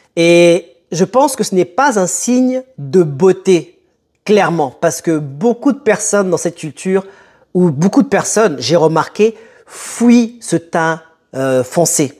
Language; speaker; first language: French; early bilingual, other home language; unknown